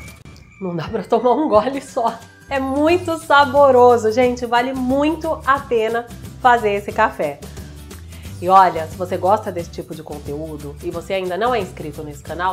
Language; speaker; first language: Portuguese; native; Portuguese